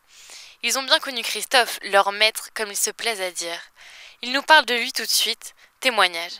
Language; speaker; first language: French; native; French